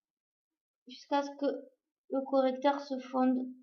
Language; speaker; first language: French; native; French